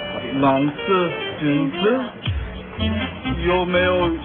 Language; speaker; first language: Chinese; non-native, learner; English